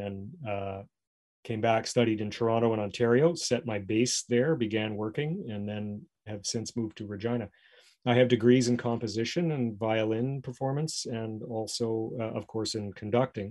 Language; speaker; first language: English; native; English